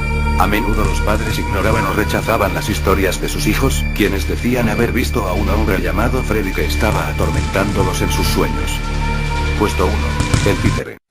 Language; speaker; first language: Spanish; native; Spanish